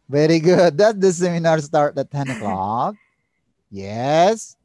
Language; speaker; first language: English; non-native, learner; Indonesian